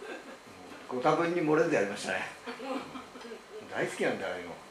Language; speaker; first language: Japanese; native; Japanese